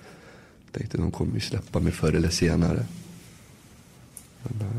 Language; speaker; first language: Swedish; early bilingual, other home language; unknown